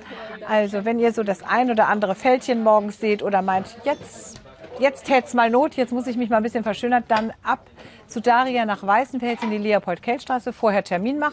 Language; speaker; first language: German; native; German